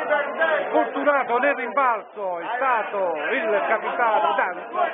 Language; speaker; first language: Italian; native; Italian